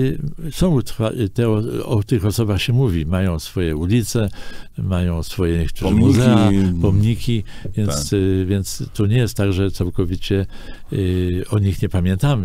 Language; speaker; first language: Polish; native; Polish